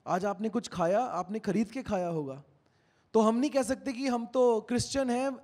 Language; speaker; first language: Hindi; native; Hindi